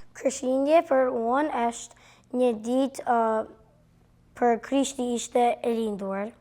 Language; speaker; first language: Albanian; early bilingual, other home language; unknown